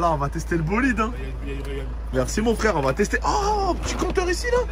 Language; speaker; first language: French; native; French